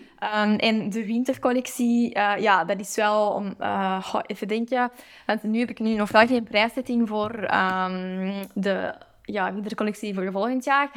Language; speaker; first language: Dutch; native; Dutch